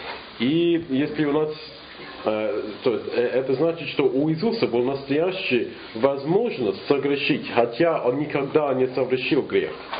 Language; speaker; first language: Russian; non-native, fluent; English